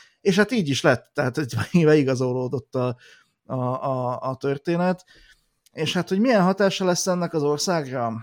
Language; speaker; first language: Hungarian; native; Hungarian